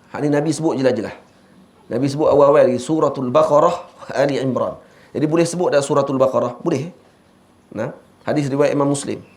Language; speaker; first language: Malay; native; Malay